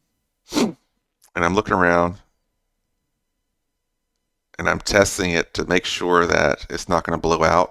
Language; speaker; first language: English; native; English